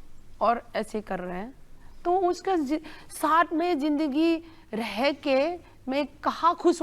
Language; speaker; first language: Hindi; non-native, local second language; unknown